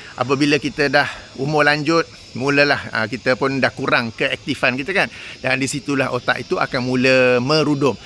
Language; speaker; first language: Malay; native; Malay